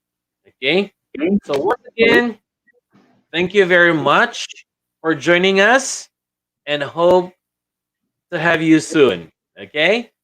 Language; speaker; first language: English; non-native, local second language; Filipino